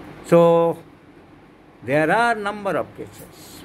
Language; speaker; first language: English; non-native, local second language; Bangla